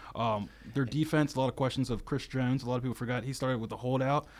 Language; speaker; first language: English; native; English